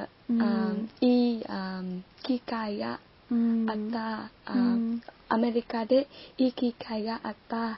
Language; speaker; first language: Japanese; non-native, learner; Vietnamese